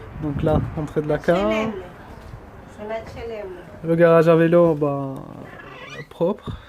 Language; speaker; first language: French; early bilingual, other home language; Spanish